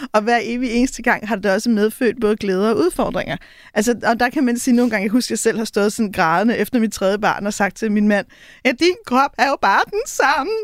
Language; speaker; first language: Danish; native; Danish